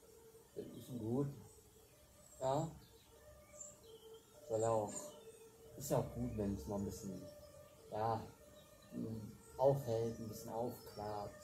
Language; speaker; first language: German; native; German